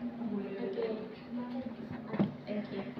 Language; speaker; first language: English; non-native, learner; Indonesian